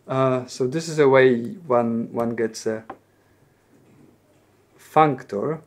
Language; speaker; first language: English; non-native, fluent; Polish